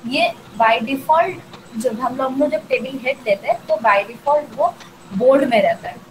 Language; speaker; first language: Hindi; non-native, local second language; Bangla